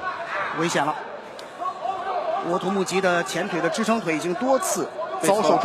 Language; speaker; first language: Chinese; native; Chinese